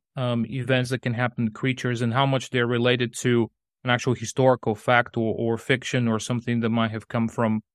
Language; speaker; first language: English; non-native, fluent; Bulgarian